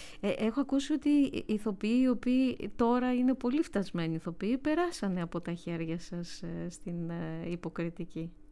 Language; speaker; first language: Greek; native; Greek